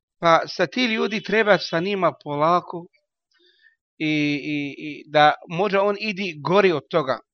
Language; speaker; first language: Bosnian; non-native, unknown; Arabic